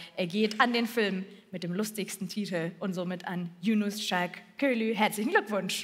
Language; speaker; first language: German; native; German